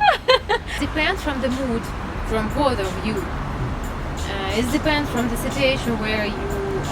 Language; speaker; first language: English; non-native, learner; Russian